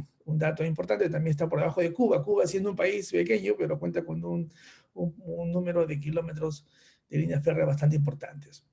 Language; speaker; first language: Spanish; native; Spanish